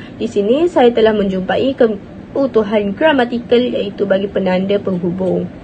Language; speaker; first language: Malay; native; Malay